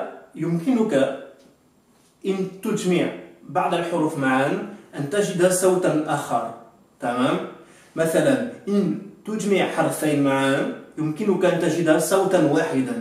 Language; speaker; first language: Arabic; non-native, fluent; French